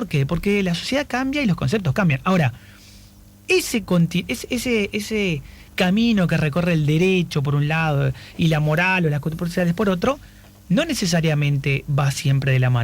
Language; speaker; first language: Spanish; native; Spanish